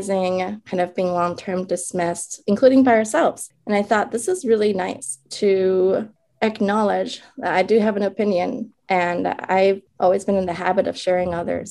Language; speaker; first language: English; early bilingual, other home language; Chinese